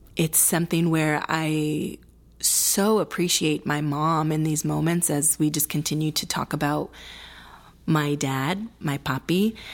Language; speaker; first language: English; early bilingual, other home language; Spanish